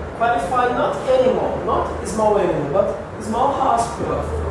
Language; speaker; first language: English; non-native, fluent; Portuguese